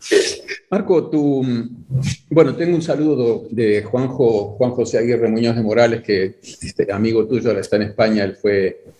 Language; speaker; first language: Spanish; native; Spanish